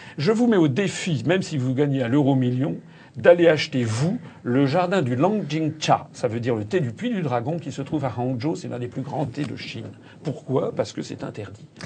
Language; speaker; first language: French; native; French